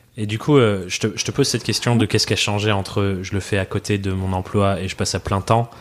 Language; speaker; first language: French; native; French